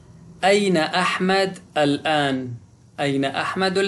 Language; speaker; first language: Arabic; non-native, fluent; Pashto